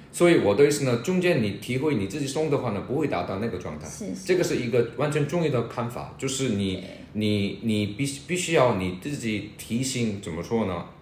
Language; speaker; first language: Chinese; non-native, fluent; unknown